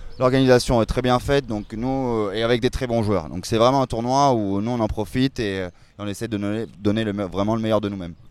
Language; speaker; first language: French; native; French